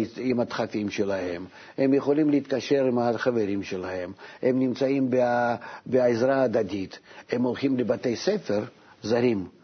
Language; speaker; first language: Hebrew; non-native, fluent; Russian